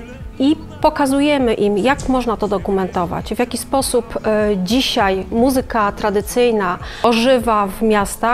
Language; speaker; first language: Polish; native; Polish